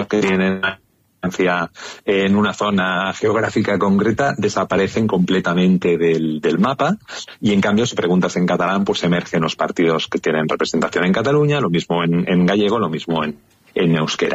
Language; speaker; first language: Spanish; native; Spanish